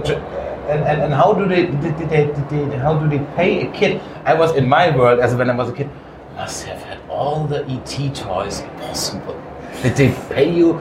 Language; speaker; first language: English; non-native, fluent; German